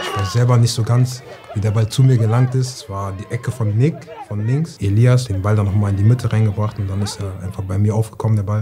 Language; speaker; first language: German; native; German